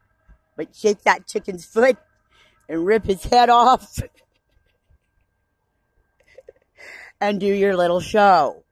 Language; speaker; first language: English; native; English